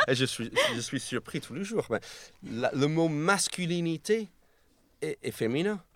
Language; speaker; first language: French; non-native, fluent; English